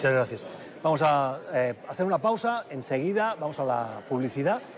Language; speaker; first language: Spanish; native; Spanish